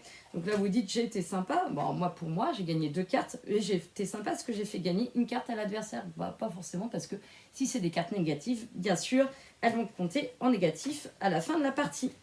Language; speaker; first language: French; native; French